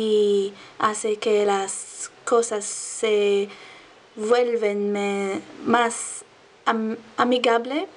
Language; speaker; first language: Spanish; non-native, learner; Arabic